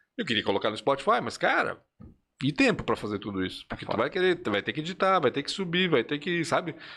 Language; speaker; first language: Portuguese; early bilingual, other home language; Spanish